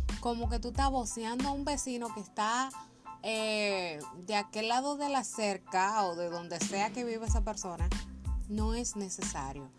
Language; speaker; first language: Spanish; native; Spanish